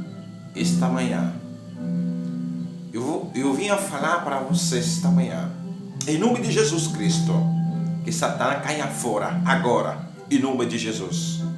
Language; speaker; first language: Portuguese; non-native, learner; Haitian Creole